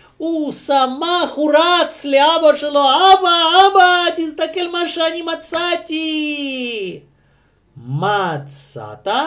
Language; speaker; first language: Hebrew; non-native, fluent; Russian